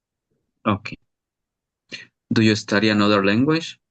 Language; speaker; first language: English; non-native, learner; Spanish